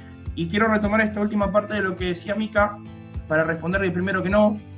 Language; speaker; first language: Spanish; native; Spanish